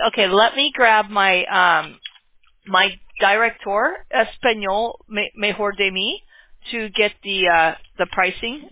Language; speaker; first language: Spanish; non-native, learner; English